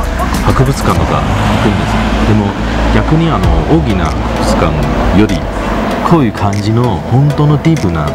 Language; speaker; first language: Japanese; non-native, fluent; Chinese